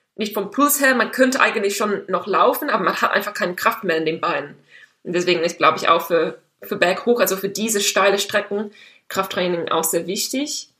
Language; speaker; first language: German; non-native, fluent; English